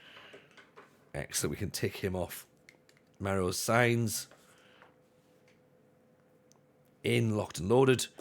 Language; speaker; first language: English; native; English